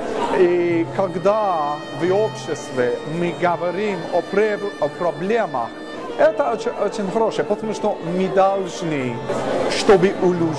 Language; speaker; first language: Russian; non-native, learner; English